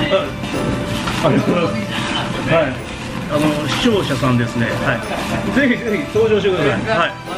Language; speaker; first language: Japanese; native; Japanese